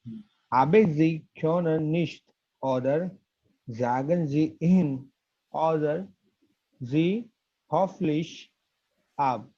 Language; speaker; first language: German; non-native, learner; Gujarati